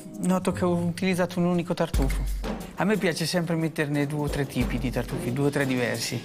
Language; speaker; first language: Italian; native; Italian